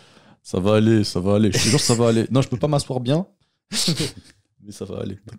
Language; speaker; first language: French; native; French